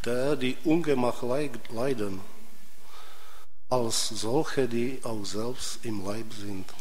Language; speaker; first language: German; non-native, fluent; Polish